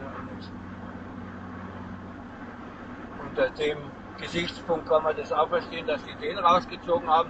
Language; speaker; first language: German; native; German